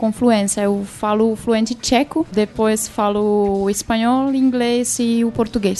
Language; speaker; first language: Portuguese; non-native, fluent; Czech